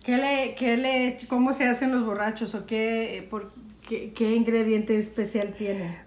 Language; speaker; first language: Spanish; early bilingual, heritage; Spanish